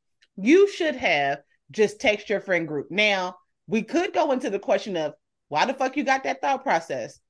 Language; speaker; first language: English; native; English